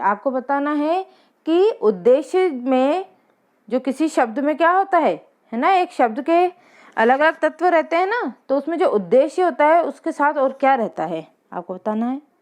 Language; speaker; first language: Hindi; native; Hindi